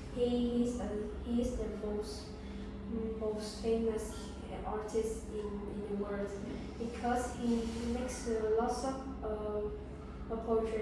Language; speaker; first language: English; non-native, learner; Vietnamese